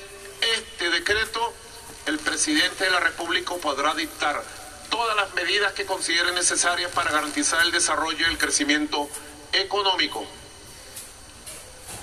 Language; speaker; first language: Spanish; native; Spanish